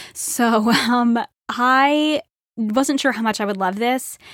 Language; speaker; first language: English; native; English